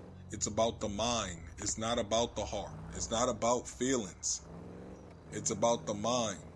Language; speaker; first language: English; native; English